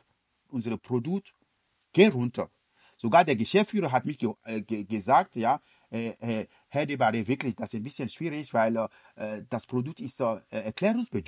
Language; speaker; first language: German; non-native, fluent; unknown